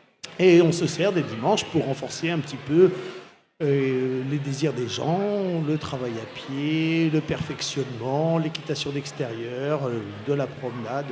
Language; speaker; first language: French; native; French